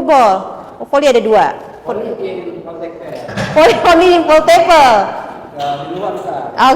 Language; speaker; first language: English; non-native, fluent; Indonesian